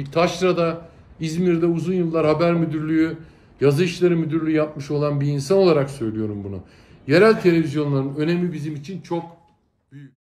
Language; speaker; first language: Turkish; native; Turkish